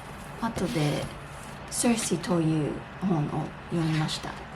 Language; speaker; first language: Japanese; non-native, fluent; English